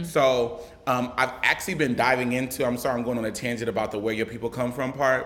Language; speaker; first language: English; native; English